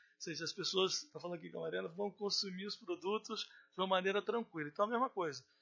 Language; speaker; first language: Portuguese; native; Portuguese